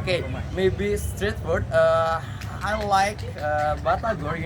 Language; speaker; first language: English; non-native, learner; Indonesian